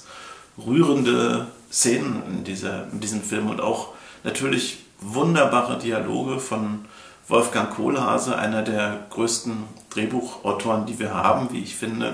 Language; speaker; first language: German; native; German